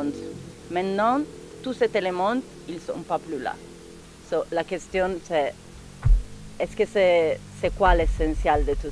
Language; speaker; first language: French; non-native, fluent; Italian